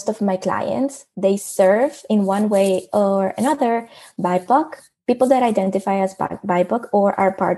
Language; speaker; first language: English; non-native, fluent; Spanish